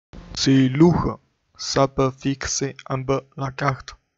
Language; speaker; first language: French; non-native, learner; Chinese